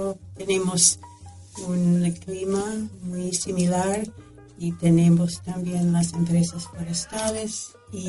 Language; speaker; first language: Spanish; non-native, fluent; English